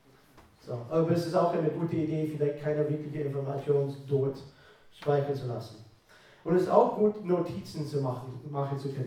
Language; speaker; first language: German; non-native, fluent; English